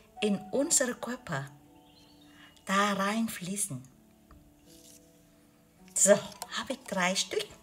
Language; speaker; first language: German; non-native, learner; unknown